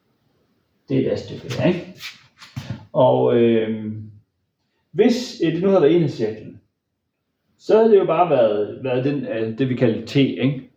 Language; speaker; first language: Danish; native; Danish